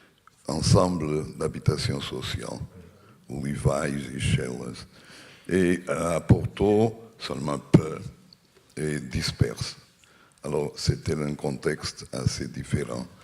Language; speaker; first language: French; non-native, fluent; Portuguese